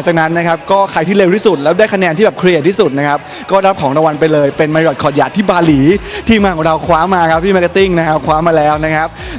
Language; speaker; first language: Thai; native; Thai